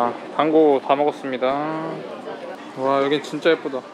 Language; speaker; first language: Korean; native; Korean